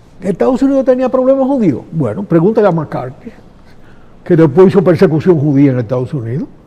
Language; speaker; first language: Spanish; native; Spanish